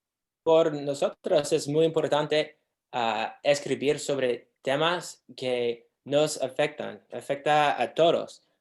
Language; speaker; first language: Spanish; non-native, learner; English